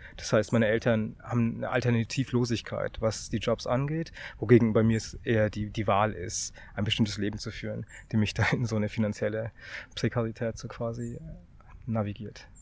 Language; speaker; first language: German; early bilingual, other home language; Tamil